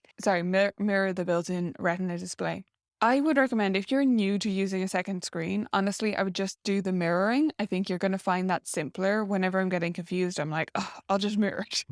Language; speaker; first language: English; native; English